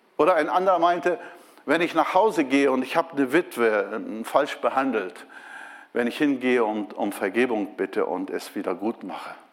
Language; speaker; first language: German; non-native, fluent; Portuguese